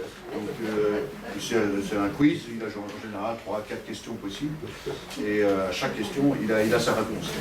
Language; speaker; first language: French; native; French